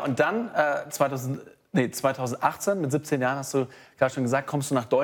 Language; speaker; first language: German; native; German